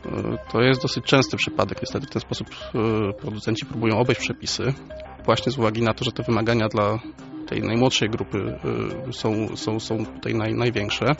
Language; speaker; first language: Polish; native; Polish